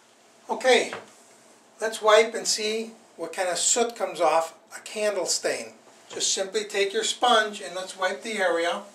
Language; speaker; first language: English; native; English